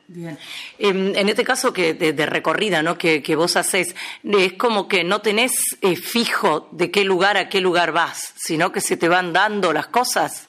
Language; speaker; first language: Spanish; native; Spanish